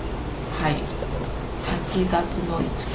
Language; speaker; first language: Japanese; non-native, learner; Chinese